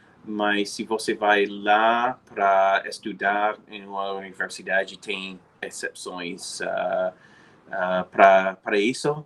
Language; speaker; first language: Portuguese; non-native, fluent; English